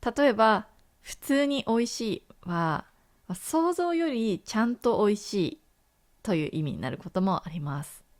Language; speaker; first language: Japanese; native; Japanese